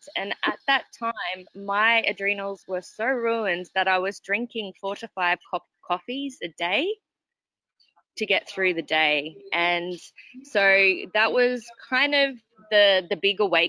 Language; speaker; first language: English; native; English